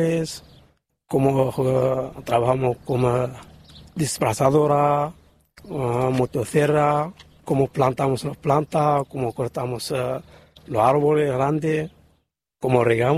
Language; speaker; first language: Spanish; non-native, learner; Arabic